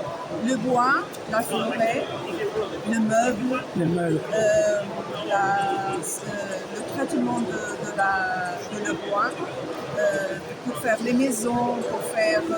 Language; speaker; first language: French; non-native, learner; Portuguese